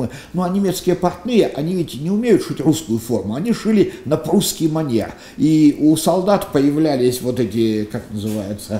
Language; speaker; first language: Russian; native; Russian